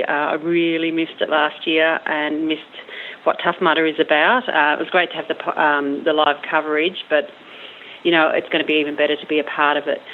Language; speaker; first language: English; native; English